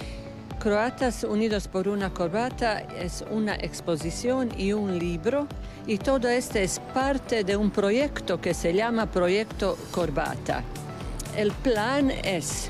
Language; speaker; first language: Spanish; non-native, fluent; Croatian